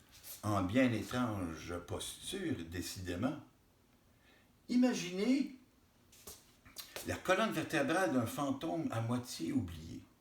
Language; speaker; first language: French; native; French